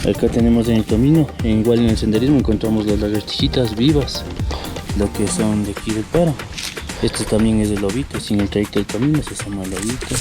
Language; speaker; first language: Spanish; native; Spanish